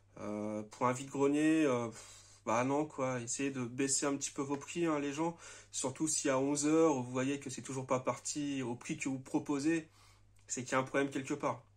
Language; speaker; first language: French; native; French